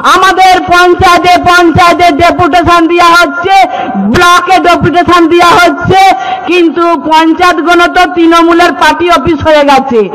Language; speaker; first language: Bangla; non-native, local second language; Santali